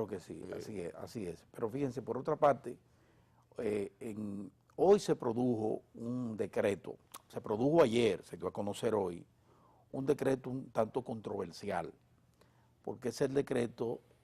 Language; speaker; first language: Spanish; native; Spanish